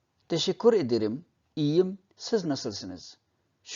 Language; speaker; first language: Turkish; non-native, fluent; Urdu